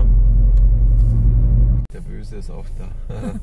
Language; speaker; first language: German; native; German